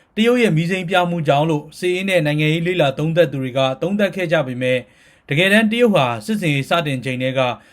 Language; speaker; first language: Burmese; native; Burmese